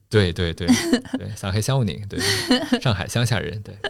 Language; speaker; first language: Chinese; non-native, local second language; Wu Chinese